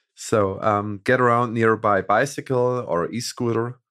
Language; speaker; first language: English; non-native, fluent; German